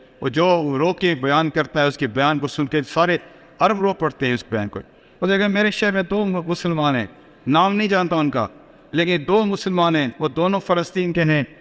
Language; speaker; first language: Urdu; non-native, local second language; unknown